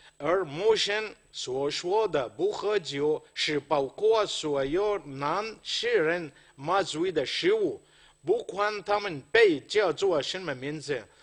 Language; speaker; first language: Chinese; non-native, fluent; Arabic